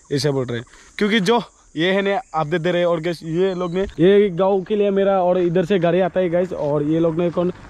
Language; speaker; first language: Hindi; non-native, local second language; Bodo